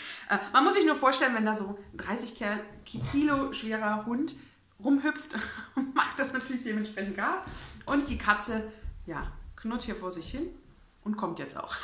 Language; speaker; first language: German; native; German